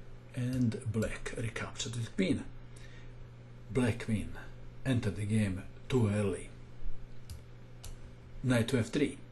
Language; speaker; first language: English; non-native, fluent; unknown